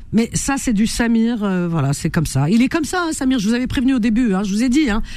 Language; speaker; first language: French; native; French